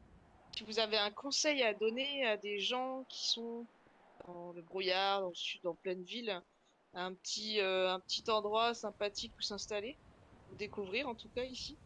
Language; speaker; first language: French; native; French